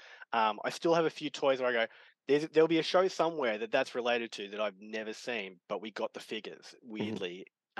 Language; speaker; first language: English; native; English